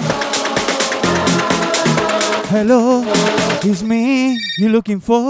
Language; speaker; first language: English; non-native, fluent; Italian